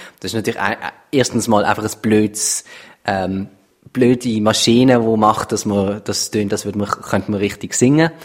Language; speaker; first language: German; native; German